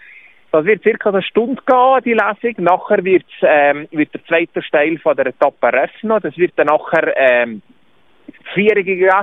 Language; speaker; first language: German; native; German